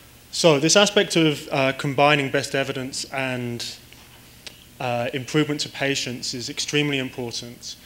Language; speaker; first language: English; native; English